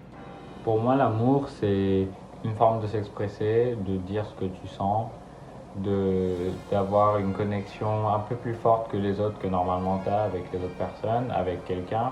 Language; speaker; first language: French; non-native, fluent; Spanish